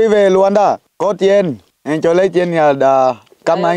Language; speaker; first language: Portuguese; non-native, learner; Vietnamese